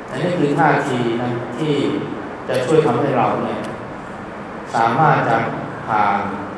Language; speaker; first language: Thai; native; Thai